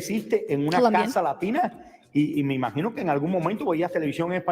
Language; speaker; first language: Spanish; native; Spanish